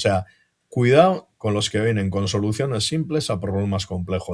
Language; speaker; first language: Spanish; non-native, local second language; Basque